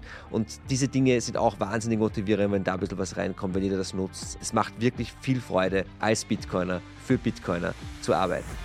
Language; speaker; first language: German; native; German